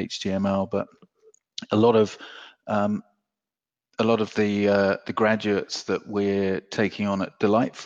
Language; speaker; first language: English; native; English